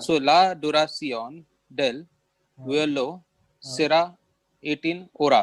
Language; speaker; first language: Spanish; non-native, learner; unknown